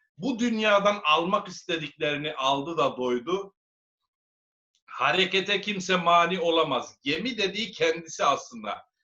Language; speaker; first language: Turkish; native; Turkish